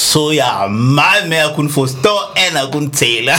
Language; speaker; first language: Danish; non-native, fluent; French